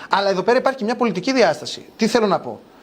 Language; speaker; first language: Greek; native; Greek